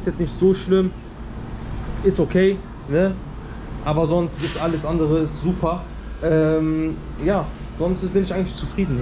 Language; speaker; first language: German; early bilingual, other home language; Turkish